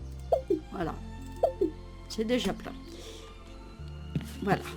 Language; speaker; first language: French; native; French